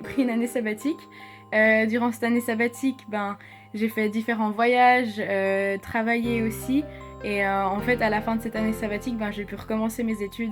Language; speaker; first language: French; native; French